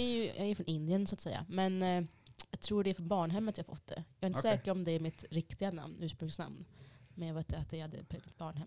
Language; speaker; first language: Swedish; early bilingual, other home language; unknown